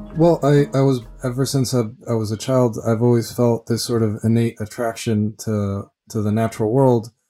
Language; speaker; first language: English; early bilingual, other home language; Spanish